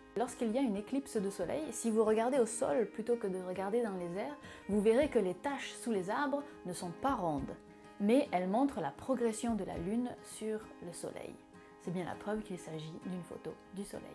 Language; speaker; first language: French; native; French